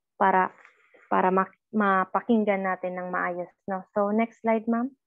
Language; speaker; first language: Filipino; native; Filipino